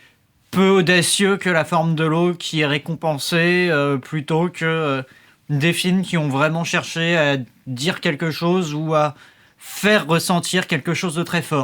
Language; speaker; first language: French; native; French